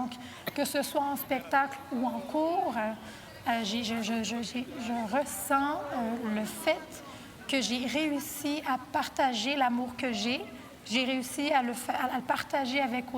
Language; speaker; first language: French; non-native, fluent; Portuguese